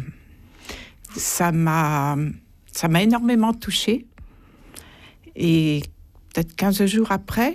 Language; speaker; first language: French; native; French